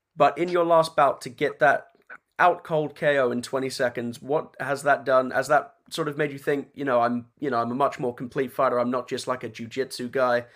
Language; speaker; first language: English; native; English